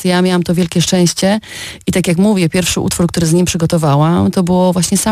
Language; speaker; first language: Polish; native; Polish